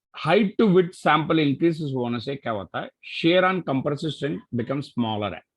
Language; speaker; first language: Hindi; non-native, local second language; Marathi